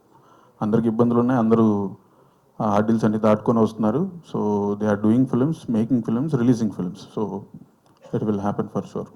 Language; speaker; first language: Telugu; native; Telugu